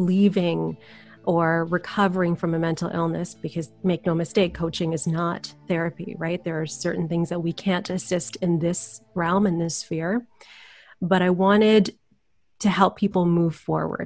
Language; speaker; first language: English; early bilingual, other home language; Filipino